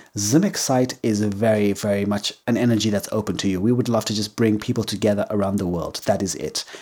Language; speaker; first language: English; native; English